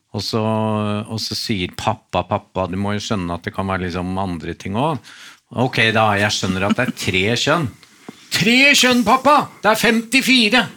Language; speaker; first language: Norwegian; native; Norwegian